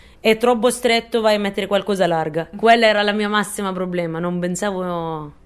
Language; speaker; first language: Italian; non-native, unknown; Arabic